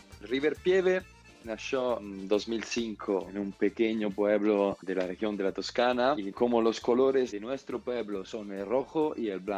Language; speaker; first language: Spanish; non-native, fluent; Italian